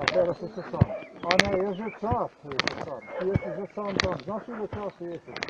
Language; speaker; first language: Polish; non-native, learner; Slovenian